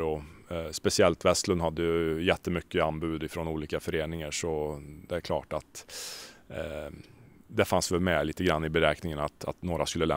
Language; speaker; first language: Swedish; native; Swedish